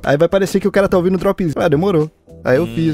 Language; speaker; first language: Portuguese; native; Portuguese